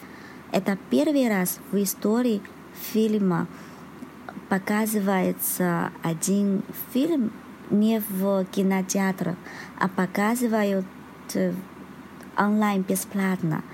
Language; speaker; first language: Russian; non-native, learner; Chinese